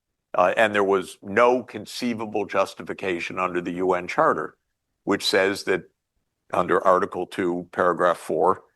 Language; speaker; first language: English; native; English